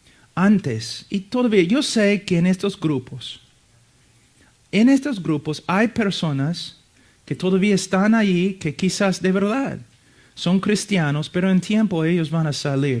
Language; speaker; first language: Spanish; non-native, fluent; English